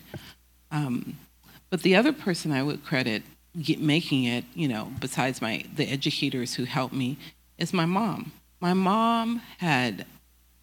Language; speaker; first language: English; native; English